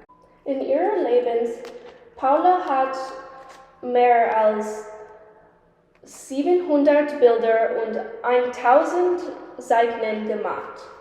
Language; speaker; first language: German; non-native, learner; English